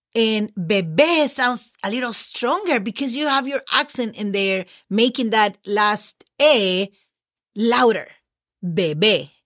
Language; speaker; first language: English; non-native, fluent; Spanish